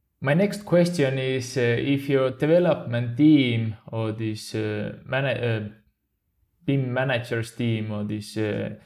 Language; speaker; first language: English; non-native, fluent; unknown